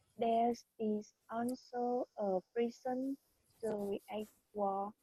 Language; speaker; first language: English; non-native, learner; Vietnamese